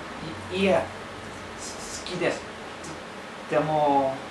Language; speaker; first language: Japanese; non-native, learner; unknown